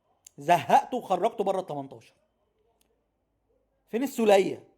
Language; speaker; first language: Arabic; native; Arabic